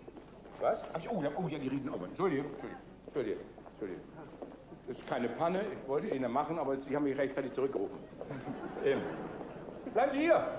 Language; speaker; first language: German; native; German